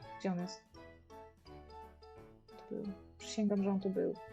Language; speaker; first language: Polish; native; Polish